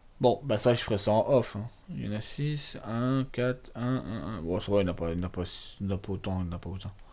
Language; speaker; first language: French; native; French